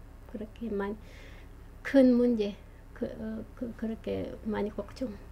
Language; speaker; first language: Korean; non-native, learner; Filipino